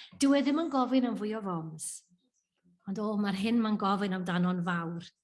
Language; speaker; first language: Welsh; native; Welsh